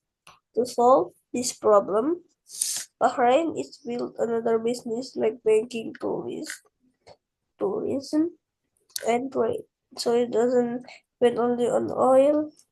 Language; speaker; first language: English; non-native, learner; Indonesian